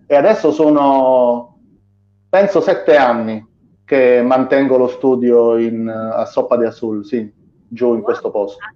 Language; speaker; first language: Italian; native; Italian